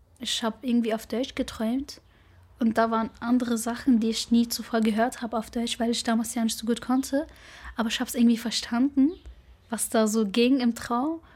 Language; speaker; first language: German; early bilingual, other home language; Arabic